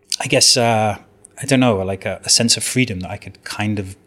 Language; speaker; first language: English; native; English